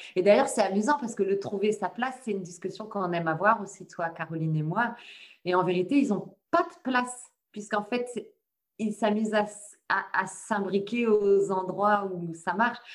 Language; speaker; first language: French; native; French